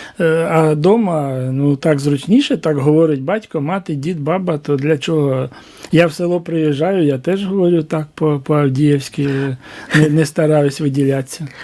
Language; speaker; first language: Ukrainian; native; Ukrainian